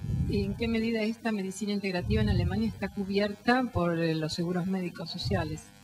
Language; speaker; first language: Spanish; native; Spanish